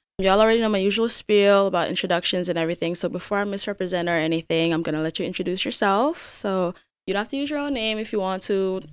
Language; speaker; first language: English; native; English